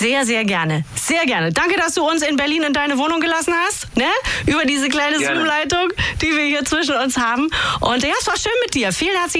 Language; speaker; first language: German; native; German